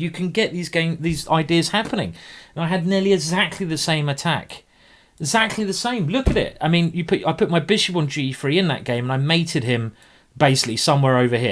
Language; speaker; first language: English; native; English